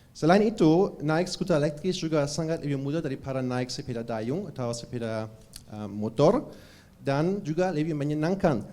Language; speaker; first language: Indonesian; non-native, fluent; German